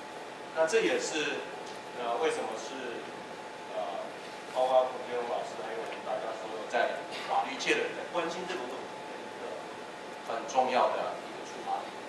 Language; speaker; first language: Chinese; native; Chinese